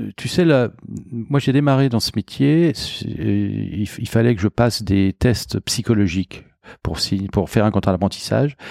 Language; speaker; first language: French; native; French